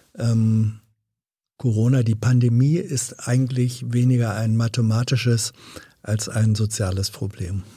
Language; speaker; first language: German; native; German